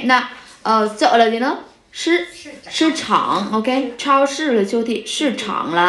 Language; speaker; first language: Chinese; non-native, fluent; Vietnamese